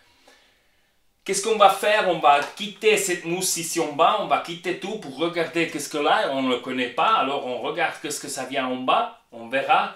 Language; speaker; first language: French; non-native, learner; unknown